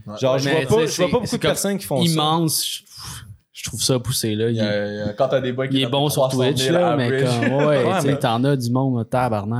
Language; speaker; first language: French; native; French